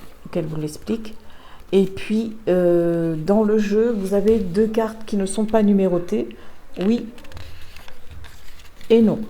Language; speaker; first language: French; native; French